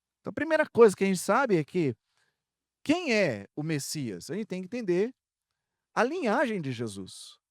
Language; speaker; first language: Portuguese; native; Portuguese